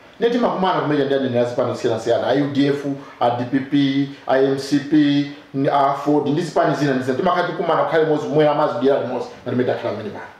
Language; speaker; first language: Nyanja; non-native, local second language; Tumbuka